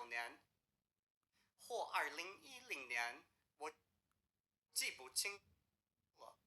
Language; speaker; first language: Chinese; non-native, learner; English